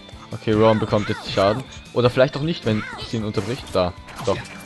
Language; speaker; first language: German; native; German